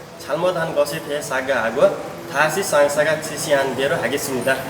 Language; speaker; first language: Korean; non-native, learner; Nepali